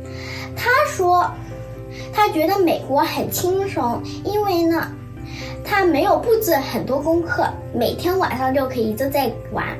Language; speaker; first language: Chinese; early bilingual, heritage; Chinese